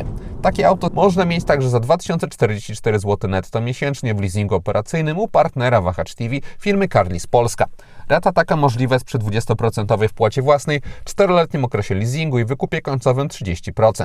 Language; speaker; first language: Polish; native; Polish